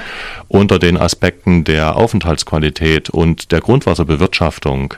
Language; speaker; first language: German; native; German